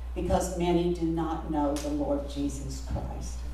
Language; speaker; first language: English; native; English